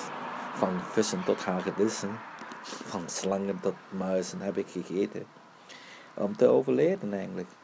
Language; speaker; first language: Dutch; early bilingual, other home language; Vietnamese